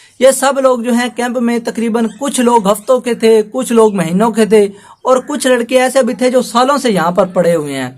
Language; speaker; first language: Urdu; non-native, local second language; Punjabi